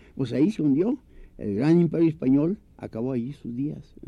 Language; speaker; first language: Spanish; native; Spanish